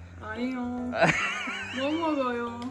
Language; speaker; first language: Korean; non-native, learner; Hungarian